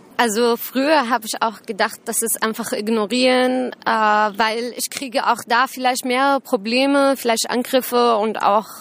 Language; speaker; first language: German; non-native, learner; Arabic